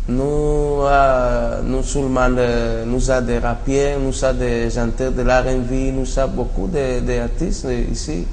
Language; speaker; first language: French; non-native, learner; Spanish